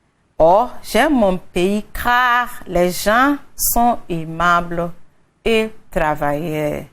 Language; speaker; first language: French; non-native, fluent; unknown